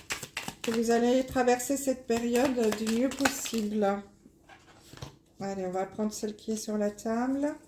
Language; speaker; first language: French; native; French